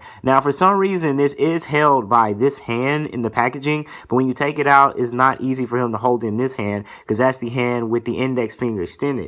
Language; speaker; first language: English; native; English